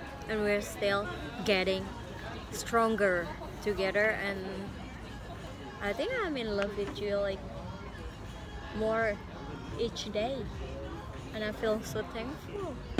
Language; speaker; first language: English; non-native, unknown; Indonesian